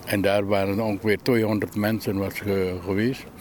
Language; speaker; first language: Dutch; non-native, fluent; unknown